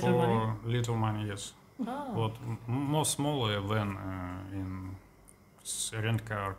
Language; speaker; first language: English; non-native, learner; Russian